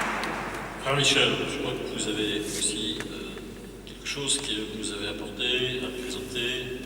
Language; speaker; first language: French; native; French